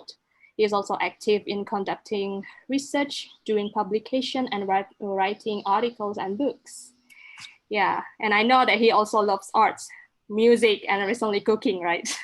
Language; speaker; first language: English; non-native, local second language; Indonesian